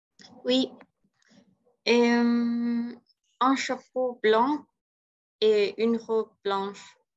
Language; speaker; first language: French; non-native, learner; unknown